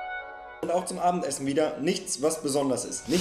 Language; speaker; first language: German; native; German